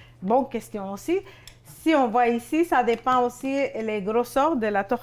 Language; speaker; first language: French; non-native, fluent; Spanish